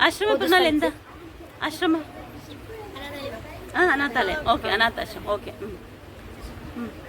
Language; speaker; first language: Malayalam; non-native, local second language; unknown